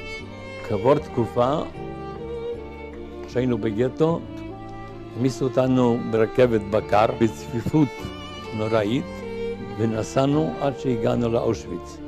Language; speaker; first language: Hebrew; non-native, fluent; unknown